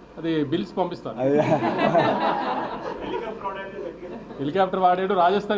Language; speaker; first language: Telugu; native; Telugu